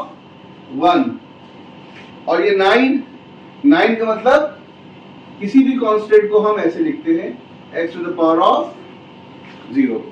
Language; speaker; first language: Hindi; native; Hindi